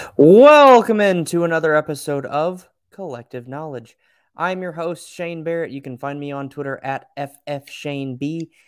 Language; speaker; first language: English; native; English